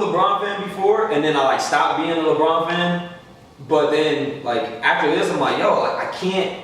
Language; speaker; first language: English; native; English